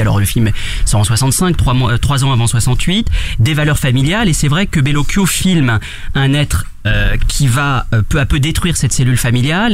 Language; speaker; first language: French; native; French